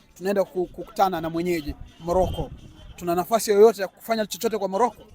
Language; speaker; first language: Swahili; native; Swahili